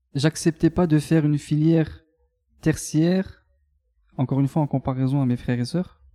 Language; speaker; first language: French; native; French